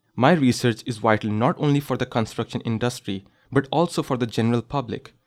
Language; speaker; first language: English; non-native, local second language; Urdu